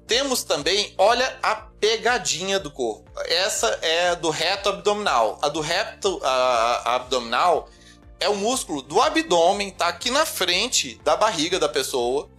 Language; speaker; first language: Portuguese; native; Portuguese